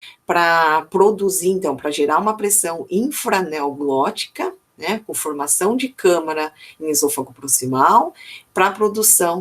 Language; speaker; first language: Portuguese; native; Portuguese